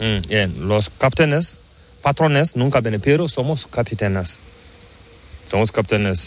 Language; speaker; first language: Spanish; non-native, learner; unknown